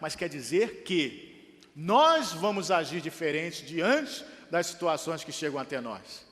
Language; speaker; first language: Portuguese; native; Portuguese